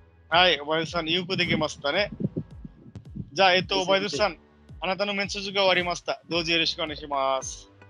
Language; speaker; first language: Japanese; non-native, fluent; Bangla